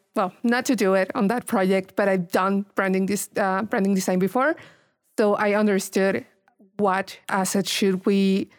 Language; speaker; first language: English; non-native, fluent; Spanish